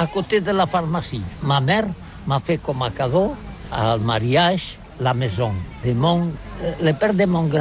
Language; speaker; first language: French; non-native, learner; Catalan